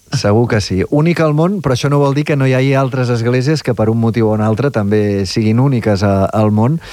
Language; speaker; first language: Catalan; native; Catalan